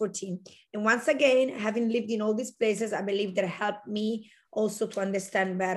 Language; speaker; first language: English; non-native, fluent; Italian